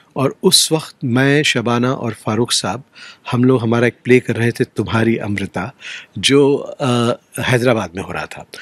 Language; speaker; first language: Hindi; native; Hindi